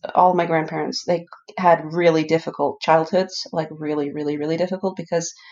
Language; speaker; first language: English; early bilingual, other home language; Icelandic